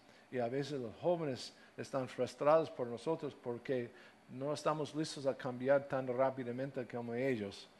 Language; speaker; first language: Spanish; non-native, fluent; English